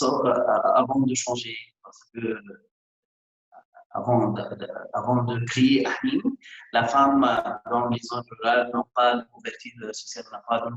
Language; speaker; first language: French; non-native, local second language; Arabic